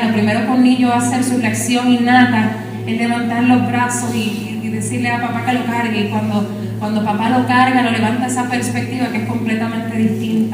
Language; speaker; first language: Spanish; native; Spanish